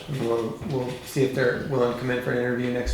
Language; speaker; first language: English; native; English